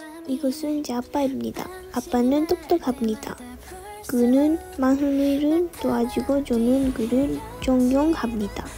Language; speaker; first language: Korean; non-native, learner; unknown